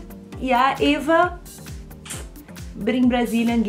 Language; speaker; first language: German; non-native, fluent; Portuguese